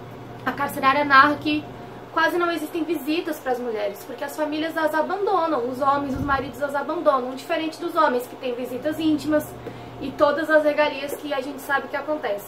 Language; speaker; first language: Portuguese; native; Portuguese